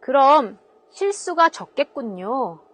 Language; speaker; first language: Korean; native; Korean